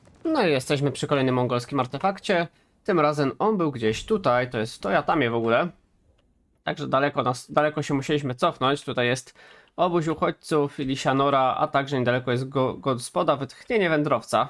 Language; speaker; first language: Polish; native; Polish